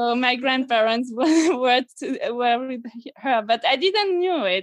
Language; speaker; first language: English; non-native, fluent; French